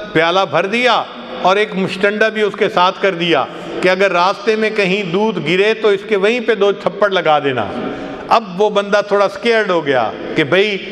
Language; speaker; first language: Urdu; non-native, local second language; Punjabi